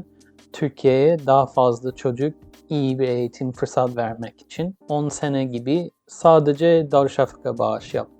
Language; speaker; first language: Turkish; early bilingual, heritage; English